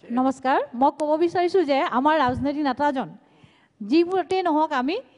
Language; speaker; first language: Assamese; native; Assamese